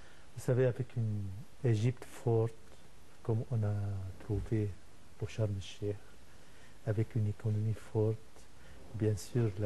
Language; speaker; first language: French; non-native, fluent; Arabic